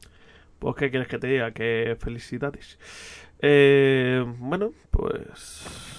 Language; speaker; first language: Spanish; native; Spanish